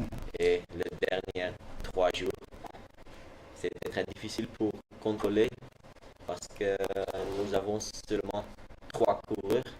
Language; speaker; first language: French; non-native, learner; Dutch